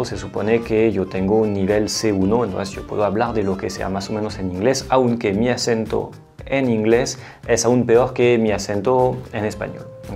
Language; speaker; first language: Spanish; non-native, fluent; French